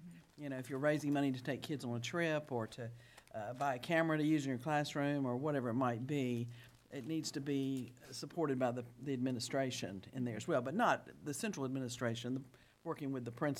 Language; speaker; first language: English; native; English